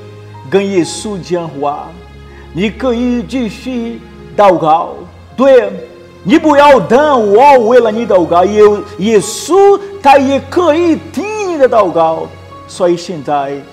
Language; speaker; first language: Chinese; non-native, learner; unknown